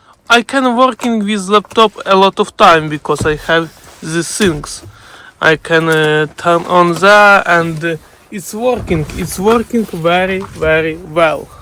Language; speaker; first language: English; non-native, learner; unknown